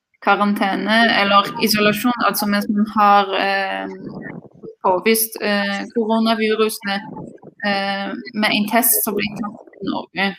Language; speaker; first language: Norwegian; non-native, fluent; Polish